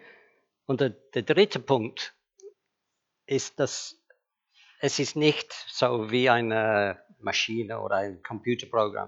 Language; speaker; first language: German; non-native, fluent; English